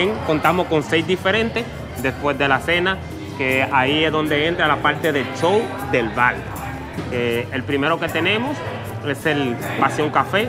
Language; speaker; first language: Spanish; native; Spanish